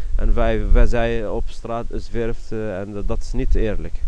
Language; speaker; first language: Dutch; non-native, learner; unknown